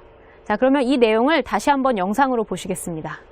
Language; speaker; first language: Korean; native; Korean